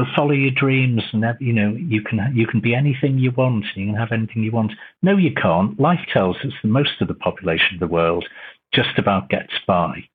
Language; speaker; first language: English; native; English